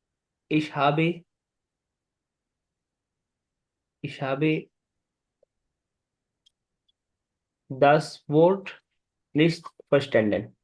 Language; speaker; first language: German; non-native, learner; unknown